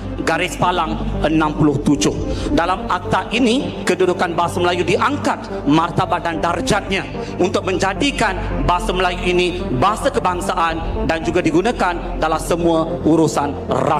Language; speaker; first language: Malay; native; Malay